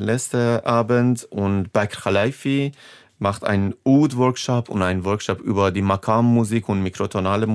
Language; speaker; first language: German; non-native, fluent; Persian